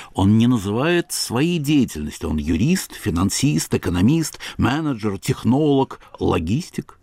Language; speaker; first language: Russian; native; Russian